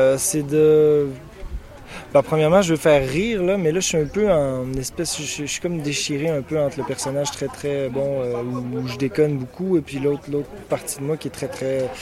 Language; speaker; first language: French; native; French